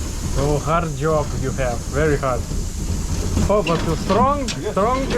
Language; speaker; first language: English; non-native, learner; Lithuanian